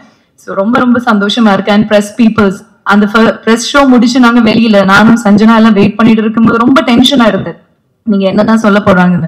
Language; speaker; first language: Tamil; non-native, fluent; Malayalam